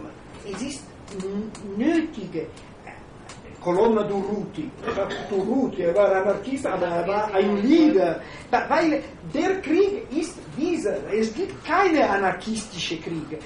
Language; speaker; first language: German; non-native, fluent; Italian